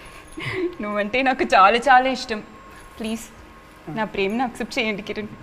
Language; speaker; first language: Telugu; non-native, learner; Tamil